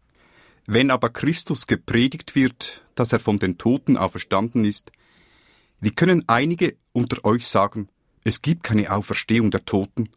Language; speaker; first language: German; native; German